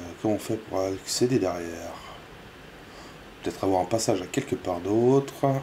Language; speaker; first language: French; native; French